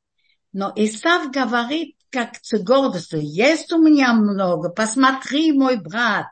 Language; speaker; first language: Russian; early bilingual, heritage; Russian